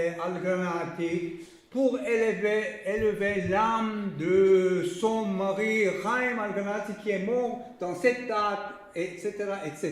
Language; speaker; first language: French; non-native, fluent; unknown